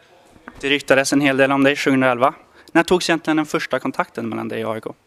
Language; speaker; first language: Swedish; native; Swedish